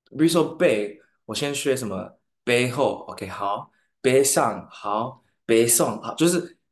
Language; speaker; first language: Chinese; non-native, fluent; English